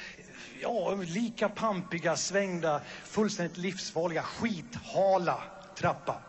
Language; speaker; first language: Swedish; native; Swedish